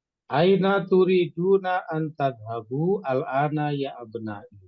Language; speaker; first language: Arabic; non-native, fluent; Indonesian